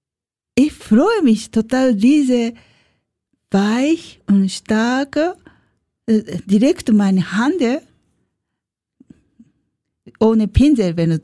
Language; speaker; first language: German; non-native, learner; Japanese